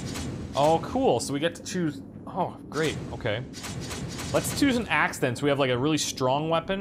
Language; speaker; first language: English; native; English